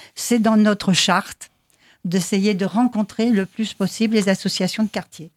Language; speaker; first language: French; native; French